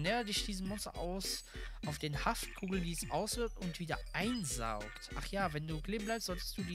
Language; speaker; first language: German; native; German